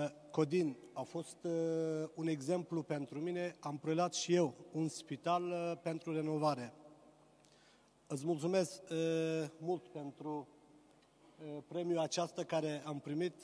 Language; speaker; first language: Romanian; non-native, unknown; Turkish